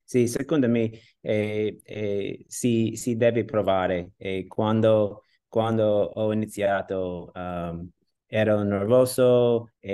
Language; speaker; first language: Italian; non-native, learner; English